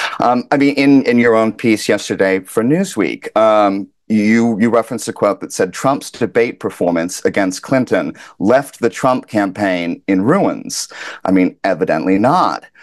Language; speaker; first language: English; native; English